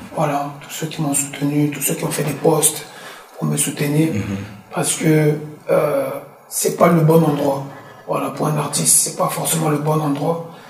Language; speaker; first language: French; early bilingual, other home language; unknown